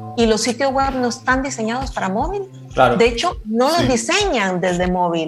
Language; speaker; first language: Spanish; native; Spanish